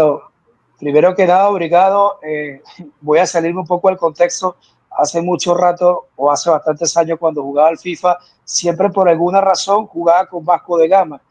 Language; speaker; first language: Spanish; native; Spanish